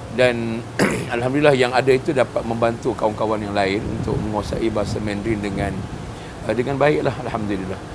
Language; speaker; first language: Malay; non-native, local second language; Chinese